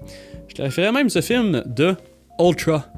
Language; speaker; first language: French; native; French